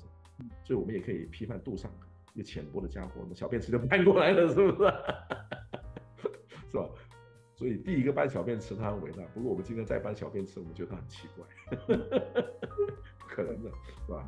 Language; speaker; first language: Chinese; non-native, local second language; Cantonese